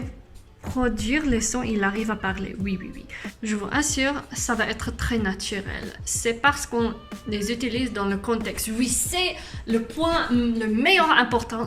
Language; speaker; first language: French; non-native, learner; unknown